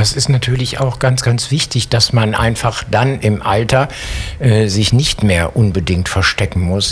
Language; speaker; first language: German; native; German